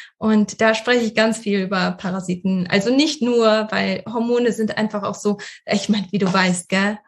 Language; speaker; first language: German; early bilingual, other home language; Russian